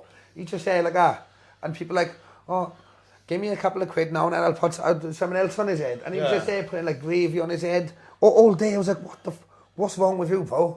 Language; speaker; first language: English; native; English